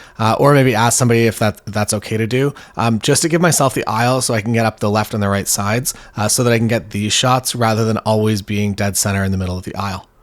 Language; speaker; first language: English; native; English